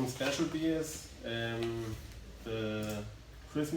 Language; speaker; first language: English; non-native, learner; German